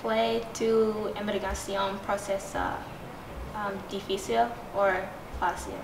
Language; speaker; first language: Spanish; non-native, learner; English